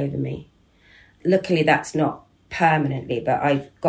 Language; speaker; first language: English; native; English